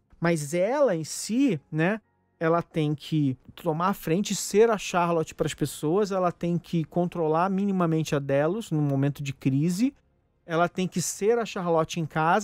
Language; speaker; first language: Portuguese; native; Portuguese